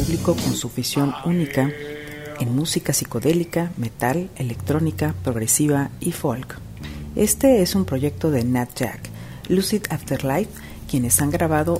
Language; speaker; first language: Spanish; native; Spanish